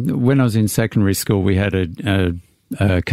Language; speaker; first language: English; native; English